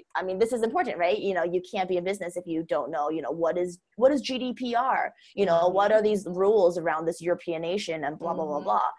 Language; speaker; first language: English; non-native, fluent; Chinese